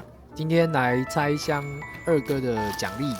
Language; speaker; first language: Chinese; native; Chinese